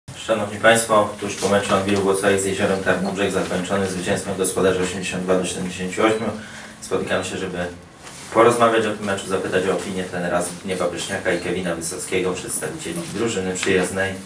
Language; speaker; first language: Polish; native; Polish